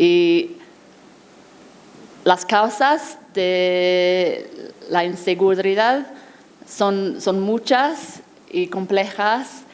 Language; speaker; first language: Spanish; non-native, fluent; English